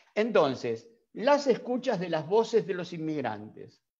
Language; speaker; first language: Spanish; native; Spanish